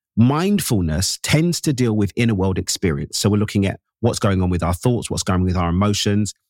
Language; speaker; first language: English; native; English